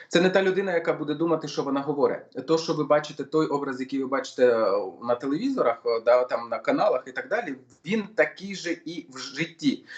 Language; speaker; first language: Ukrainian; non-native, local second language; Russian